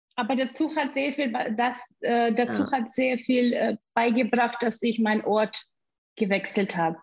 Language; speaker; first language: German; non-native, fluent; Russian